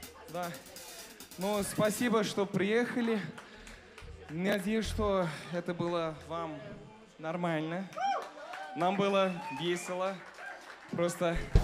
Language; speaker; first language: Russian; non-native, learner; English